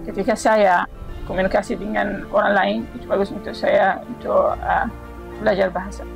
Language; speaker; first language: Indonesian; non-native, learner; Arabic